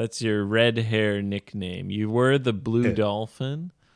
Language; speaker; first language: English; native; English